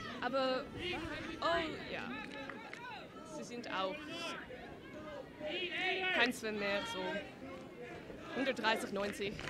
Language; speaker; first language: German; non-native, learner; Dutch